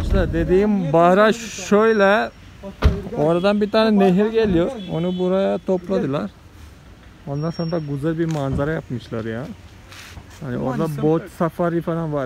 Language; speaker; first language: Turkish; non-native, learner; Malayalam